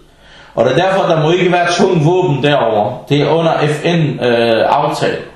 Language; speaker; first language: Danish; early bilingual, other home language; Arabic